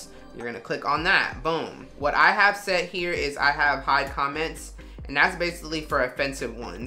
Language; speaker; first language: English; native; English